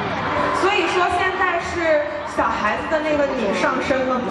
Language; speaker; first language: Chinese; native; Chinese